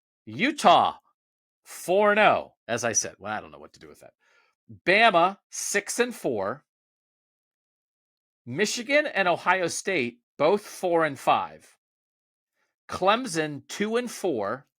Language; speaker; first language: English; native; English